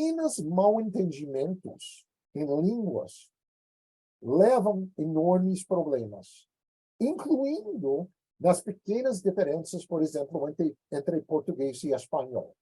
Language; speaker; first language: Portuguese; non-native, fluent; English